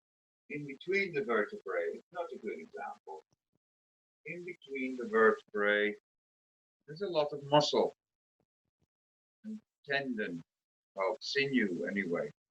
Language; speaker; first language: English; native; English